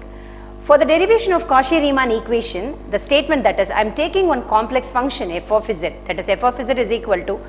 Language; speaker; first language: English; non-native, local second language; Tamil